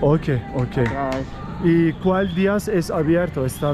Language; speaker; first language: Spanish; non-native, learner; Turkish